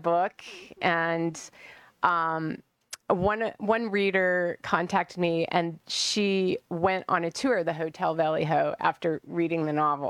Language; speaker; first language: English; native; English